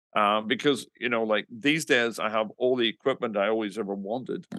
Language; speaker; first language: English; native; English